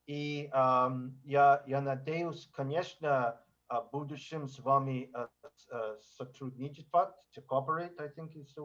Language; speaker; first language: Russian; non-native, learner; English